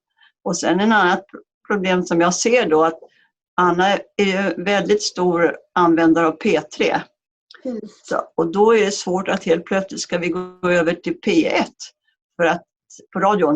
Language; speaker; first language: Swedish; native; Swedish